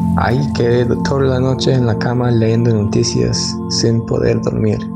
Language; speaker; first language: Spanish; non-native, fluent; English